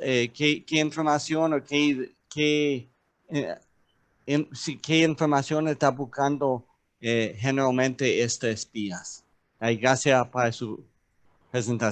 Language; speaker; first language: Spanish; non-native, learner; English